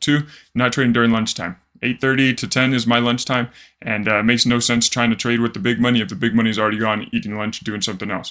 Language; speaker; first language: English; native; English